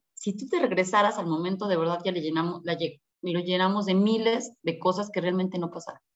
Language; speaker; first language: Spanish; native; Spanish